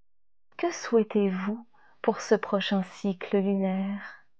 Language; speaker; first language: French; native; French